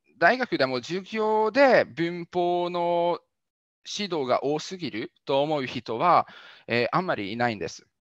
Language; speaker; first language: Japanese; non-native, fluent; Hungarian